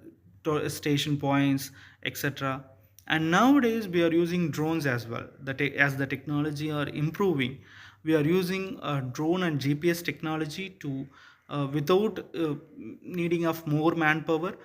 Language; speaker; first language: English; non-native, local second language; Tamil